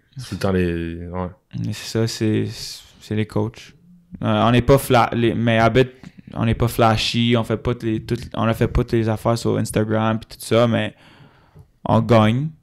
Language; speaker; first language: French; native; French